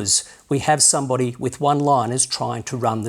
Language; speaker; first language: English; native; English